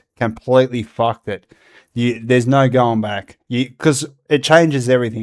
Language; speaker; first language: English; native; English